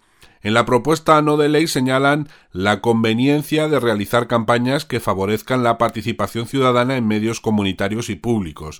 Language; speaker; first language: Spanish; native; Spanish